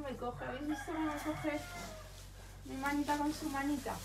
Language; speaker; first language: Spanish; native; Spanish